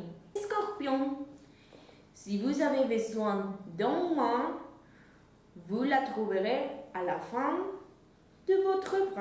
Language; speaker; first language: French; non-native, learner; Spanish